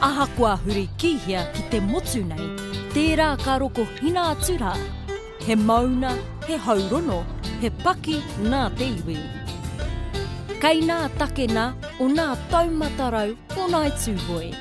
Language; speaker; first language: Māori; native; Māori